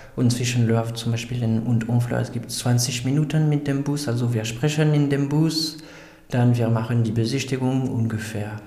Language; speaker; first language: German; non-native, fluent; French